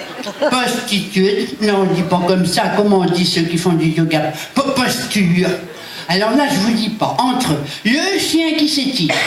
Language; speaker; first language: French; native; French